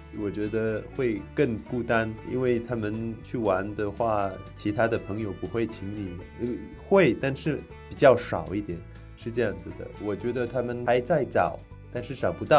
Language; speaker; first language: Chinese; non-native, fluent; French